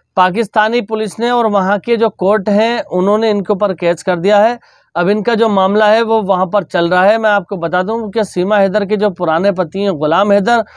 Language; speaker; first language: Hindi; native; Hindi